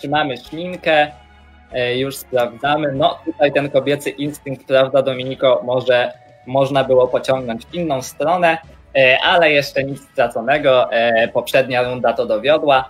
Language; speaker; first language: Polish; native; Polish